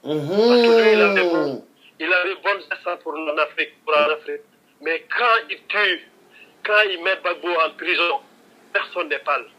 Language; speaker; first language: French; non-native, local second language; Wolof